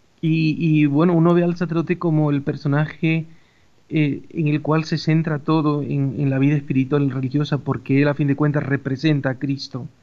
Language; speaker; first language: Spanish; native; Spanish